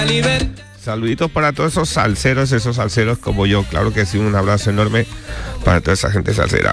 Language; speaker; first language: Spanish; native; Spanish